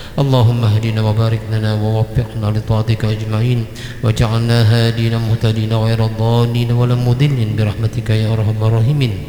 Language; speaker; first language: Arabic; non-native, fluent; Malay